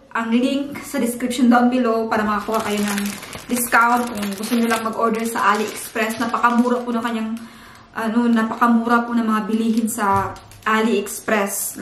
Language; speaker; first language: Filipino; non-native, local second language; Cebuano